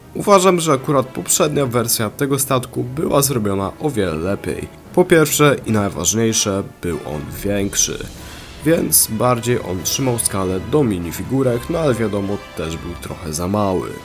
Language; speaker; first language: Polish; native; Polish